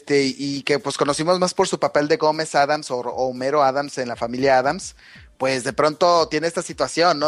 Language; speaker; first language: Spanish; native; Spanish